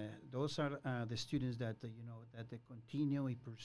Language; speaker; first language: English; non-native, fluent; Spanish